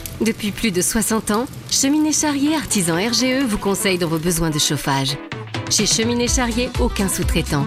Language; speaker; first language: French; native; French